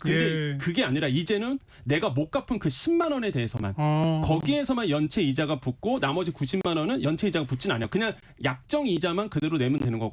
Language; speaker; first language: Korean; native; Korean